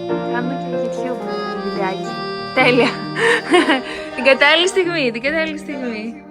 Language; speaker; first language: Greek; native; Greek